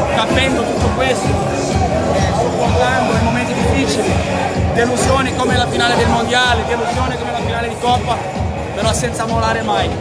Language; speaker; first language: Italian; native; Italian